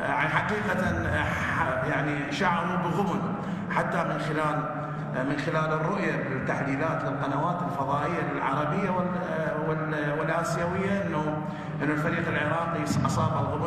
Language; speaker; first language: Arabic; native; Arabic